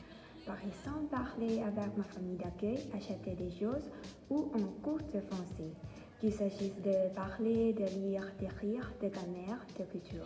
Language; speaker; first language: French; non-native, learner; Thai